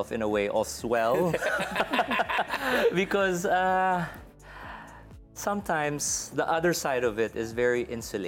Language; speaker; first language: English; non-native, local second language; Hiligaynon